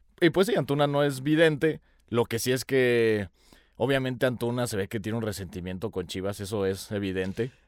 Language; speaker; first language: Spanish; native; Spanish